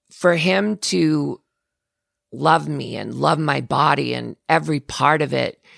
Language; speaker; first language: English; native; English